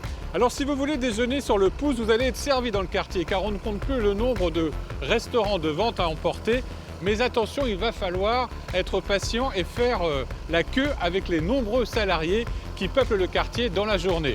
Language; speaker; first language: French; native; French